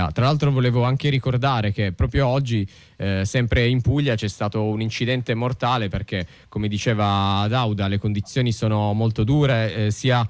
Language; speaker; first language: Italian; native; Italian